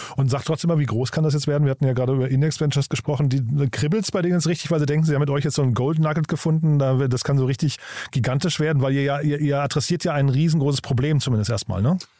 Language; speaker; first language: German; native; German